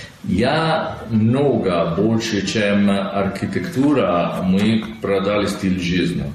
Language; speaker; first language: Russian; non-native, learner; Italian